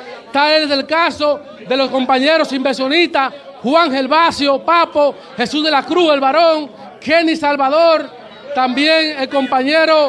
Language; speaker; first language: Spanish; native; Spanish